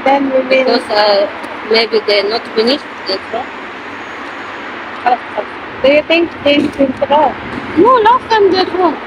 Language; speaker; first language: English; non-native, local second language; Filipino